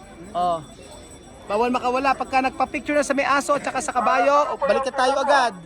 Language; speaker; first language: Filipino; native; Filipino